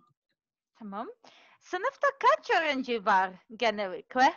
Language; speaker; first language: Turkish; non-native, learner; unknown